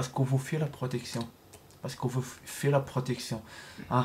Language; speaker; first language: French; non-native, learner; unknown